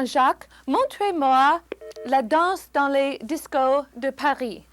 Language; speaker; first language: French; non-native, learner; English